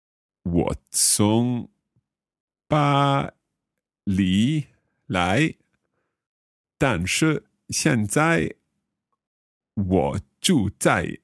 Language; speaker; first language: Chinese; non-native, learner; English